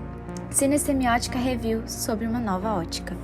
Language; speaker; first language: Portuguese; native; Portuguese